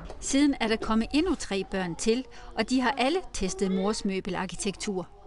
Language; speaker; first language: Danish; native; Danish